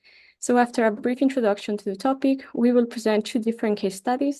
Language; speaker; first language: English; non-native, fluent; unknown